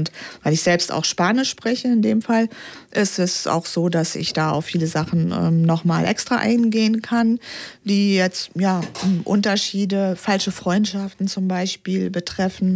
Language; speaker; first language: German; native; German